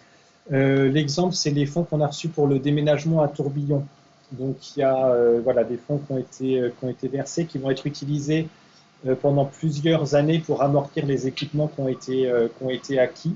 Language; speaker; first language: French; native; French